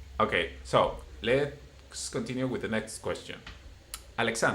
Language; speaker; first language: English; non-native, fluent; Spanish